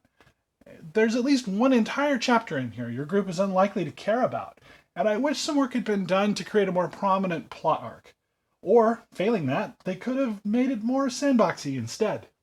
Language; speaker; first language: English; native; English